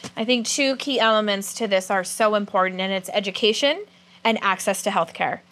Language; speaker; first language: English; native; English